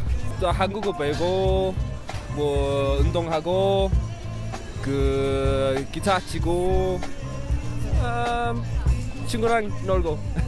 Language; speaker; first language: Korean; non-native, fluent; English